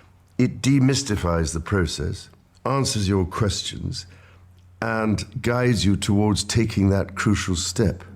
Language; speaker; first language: English; native; English